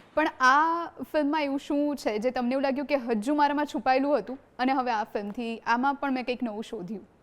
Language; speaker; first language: Gujarati; native; Gujarati